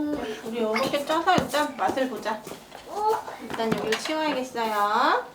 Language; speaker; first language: Korean; native; Korean